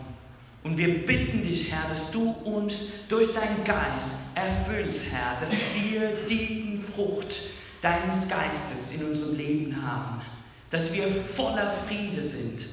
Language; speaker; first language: German; non-native, fluent; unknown